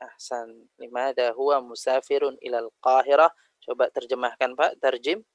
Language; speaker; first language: Indonesian; native; Indonesian